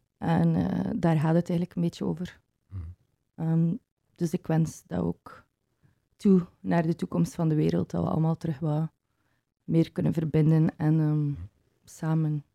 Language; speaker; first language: Dutch; native; Dutch